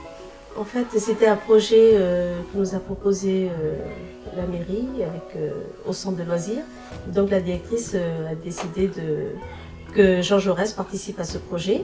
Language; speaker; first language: French; non-native, fluent; Chinese